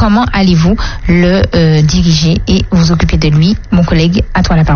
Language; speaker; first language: French; native; French